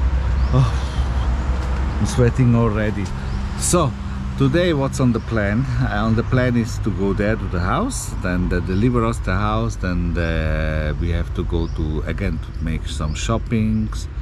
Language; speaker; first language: English; non-native, fluent; Italian